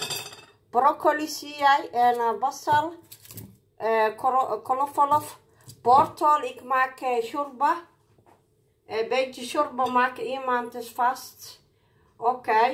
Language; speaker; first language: Dutch; non-native, learner; Somali